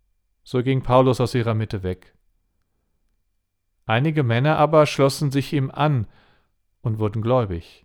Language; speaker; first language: German; native; German